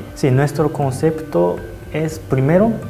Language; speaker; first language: Spanish; non-native, learner; Japanese